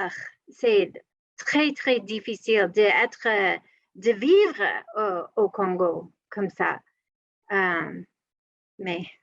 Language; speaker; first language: French; non-native, learner; English